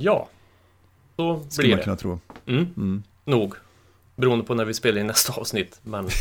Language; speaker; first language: Swedish; native; Swedish